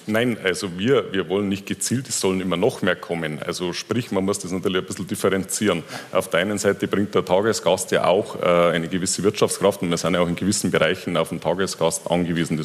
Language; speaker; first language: German; native; German